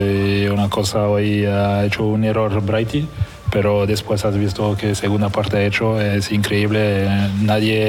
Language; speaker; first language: Spanish; non-native, fluent; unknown